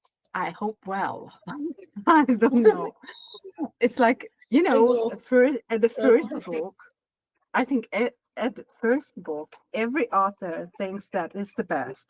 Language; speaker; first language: English; non-native, learner; Hungarian